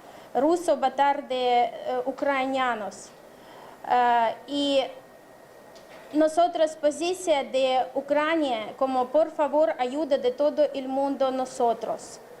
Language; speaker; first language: Spanish; non-native, learner; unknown